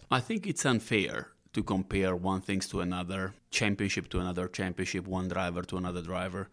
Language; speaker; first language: English; non-native, fluent; Italian